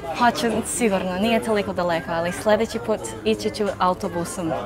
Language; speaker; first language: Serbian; non-native, learner; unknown